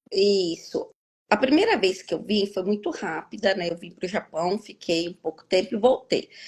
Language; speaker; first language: Portuguese; native; Portuguese